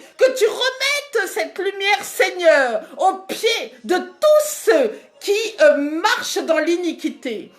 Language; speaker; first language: French; native; French